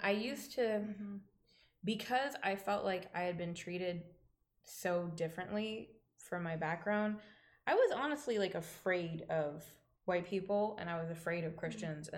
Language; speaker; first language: English; native; English